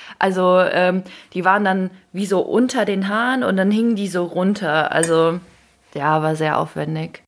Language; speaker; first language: German; early bilingual, other home language; Ukrainian